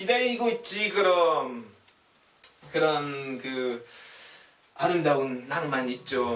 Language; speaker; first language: Korean; non-native, fluent; French